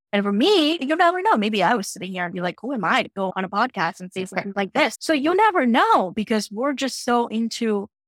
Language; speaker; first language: English; non-native, local second language; Gujarati